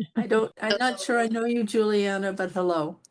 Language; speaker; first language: English; native; English